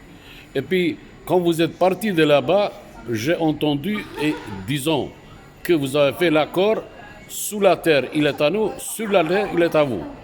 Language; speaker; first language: French; non-native, fluent; Turkish